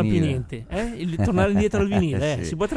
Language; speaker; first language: Italian; native; Italian